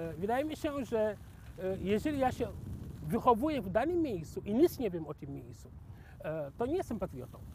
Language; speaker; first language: Polish; non-native, fluent; Wolof